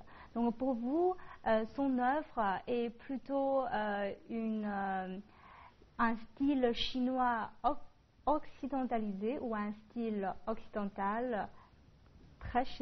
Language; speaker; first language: French; non-native, fluent; Chinese